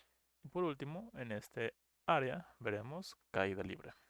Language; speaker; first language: Spanish; native; Spanish